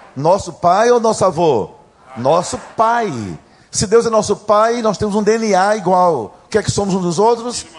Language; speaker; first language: Portuguese; native; Portuguese